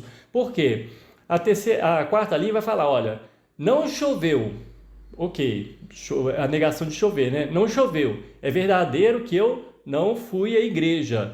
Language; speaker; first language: Portuguese; native; Portuguese